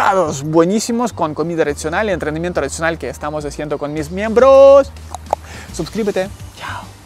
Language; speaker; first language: Spanish; non-native, learner; Ukrainian